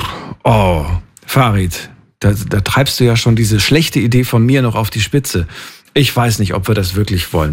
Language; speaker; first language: German; native; German